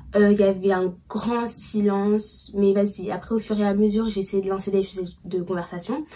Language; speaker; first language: French; early bilingual, other home language; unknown